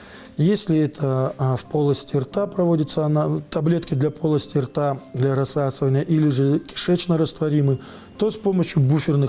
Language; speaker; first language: Russian; native; Russian